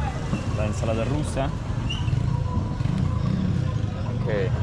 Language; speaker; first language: Spanish; non-native, fluent; Russian